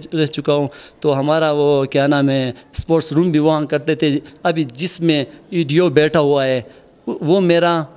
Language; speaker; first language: Urdu; non-native, local second language; Khowar